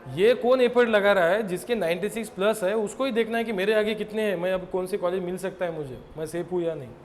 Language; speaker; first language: Hindi; non-native, local second language; Marathi